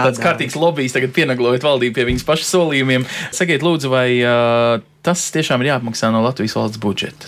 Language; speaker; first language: Latvian; native; Latvian